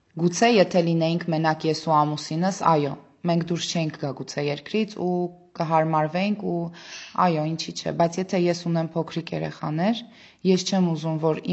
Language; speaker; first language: Armenian; native; Armenian